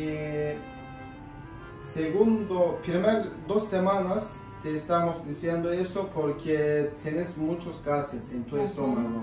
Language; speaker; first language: Spanish; non-native, fluent; Turkish